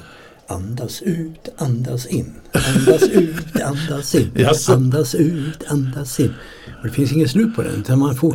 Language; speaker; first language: Swedish; native; Swedish